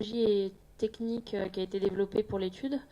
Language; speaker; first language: French; native; French